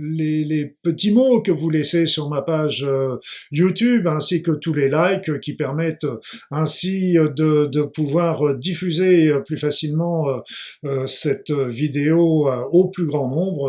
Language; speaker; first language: French; native; French